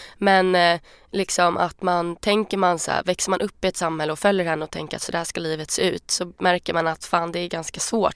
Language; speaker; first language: Swedish; native; Swedish